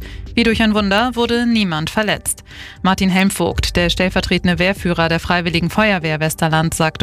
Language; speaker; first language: German; native; German